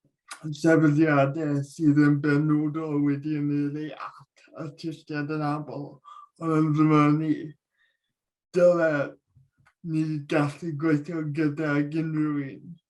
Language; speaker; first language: Welsh; non-native, local second language; English